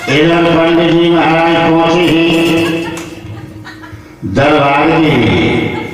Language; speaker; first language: Hindi; native; Hindi